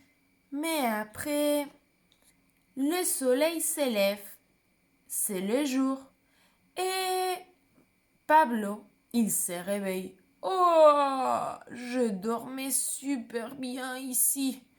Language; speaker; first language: French; non-native, fluent; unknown